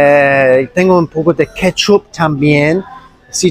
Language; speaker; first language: Spanish; non-native, learner; English